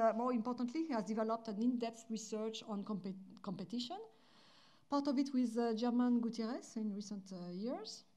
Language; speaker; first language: English; non-native, fluent; French